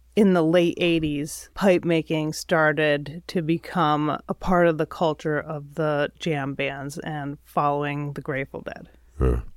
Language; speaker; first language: English; native; English